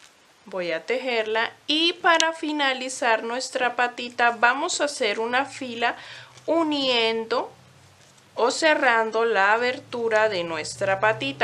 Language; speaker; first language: Spanish; native; Spanish